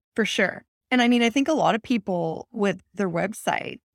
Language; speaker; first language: English; native; English